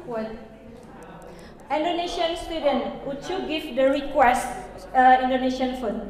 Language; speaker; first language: English; non-native, learner; Indonesian